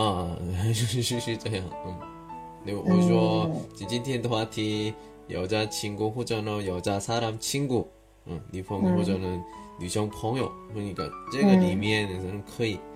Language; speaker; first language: Chinese; non-native, learner; Korean